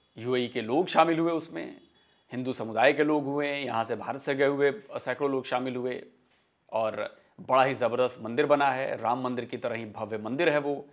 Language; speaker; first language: Hindi; native; Hindi